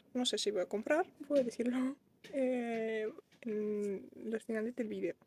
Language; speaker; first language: Spanish; non-native, fluent; Russian